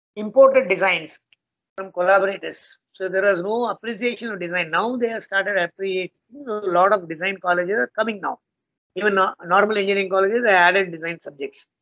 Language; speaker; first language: English; non-native, local second language; Tamil